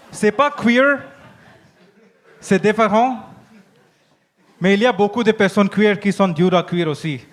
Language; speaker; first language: French; non-native, learner; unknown